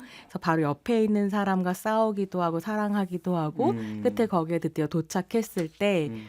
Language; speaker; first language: Korean; native; Korean